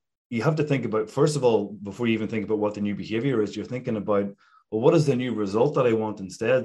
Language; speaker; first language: English; native; English